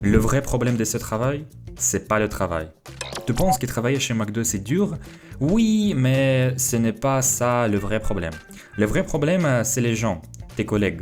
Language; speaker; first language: French; non-native, fluent; Russian